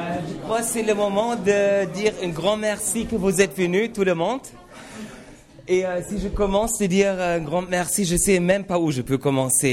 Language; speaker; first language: French; non-native, learner; German